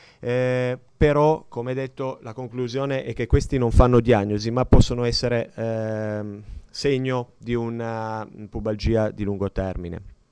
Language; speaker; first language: Italian; native; Italian